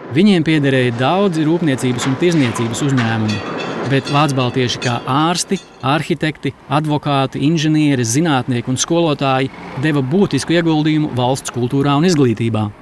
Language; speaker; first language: Latvian; native; Latvian